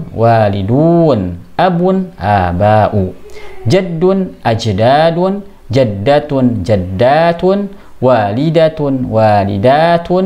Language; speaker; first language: Arabic; non-native, fluent; Indonesian